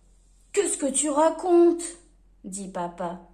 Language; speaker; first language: French; native; French